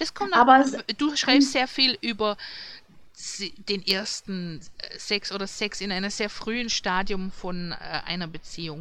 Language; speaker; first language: German; native; German